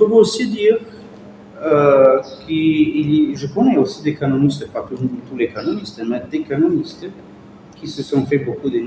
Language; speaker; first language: French; non-native, fluent; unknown